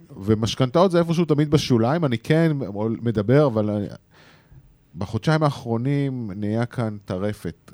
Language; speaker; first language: Hebrew; native; Hebrew